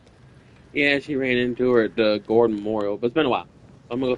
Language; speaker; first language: English; native; English